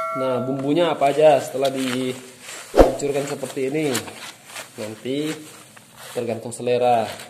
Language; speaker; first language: Indonesian; non-native, local second language; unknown